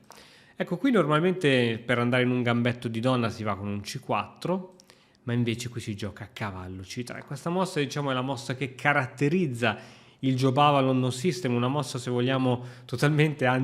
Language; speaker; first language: Italian; native; Italian